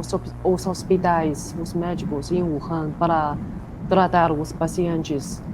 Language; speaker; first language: Portuguese; non-native, fluent; Chinese